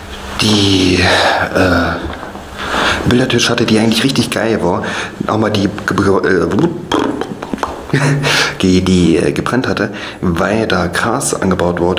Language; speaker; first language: German; native; German